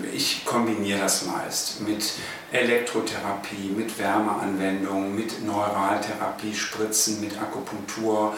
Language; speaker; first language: German; native; German